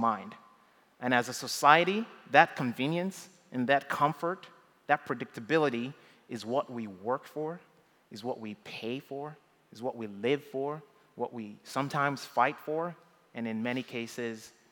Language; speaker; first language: English; non-native, local second language; Yoruba